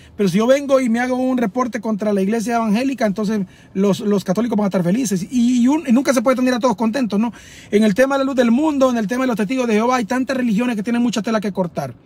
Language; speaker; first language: Spanish; native; Spanish